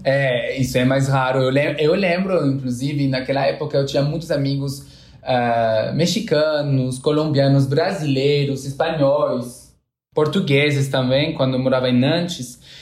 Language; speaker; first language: Portuguese; non-native, fluent; French